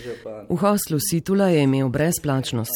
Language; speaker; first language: Slovenian; native; Slovenian